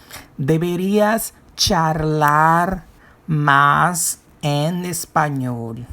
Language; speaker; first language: Spanish; non-native, fluent; Portuguese